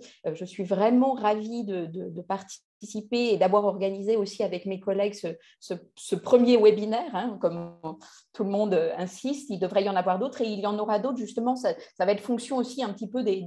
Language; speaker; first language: French; native; French